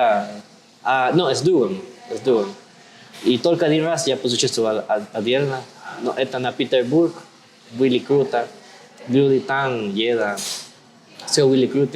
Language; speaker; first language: Russian; non-native, learner; Spanish